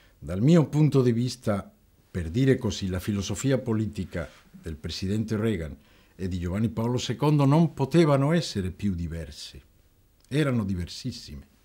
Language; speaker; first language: Italian; non-native, fluent; Spanish